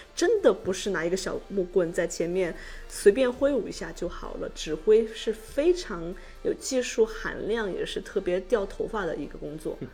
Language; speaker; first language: Chinese; native; Chinese